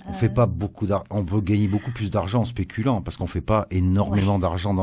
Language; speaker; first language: French; native; French